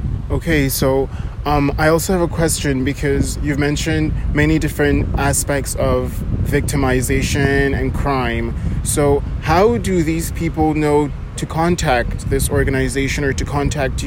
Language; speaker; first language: English; native; English